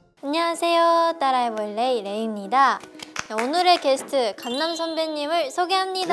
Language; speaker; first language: Korean; non-native, fluent; Japanese